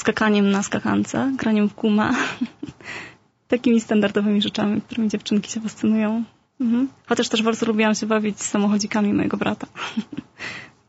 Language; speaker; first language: Polish; native; Polish